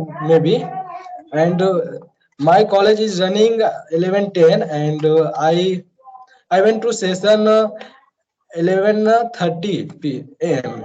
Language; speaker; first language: English; non-native, learner; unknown